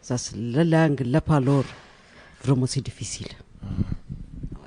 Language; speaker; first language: French; non-native, learner; Amharic